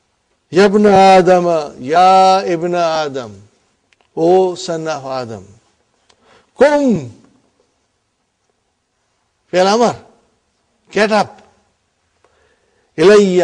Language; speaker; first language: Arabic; non-native, fluent; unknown